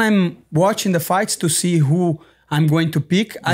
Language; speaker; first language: English; non-native, fluent; Portuguese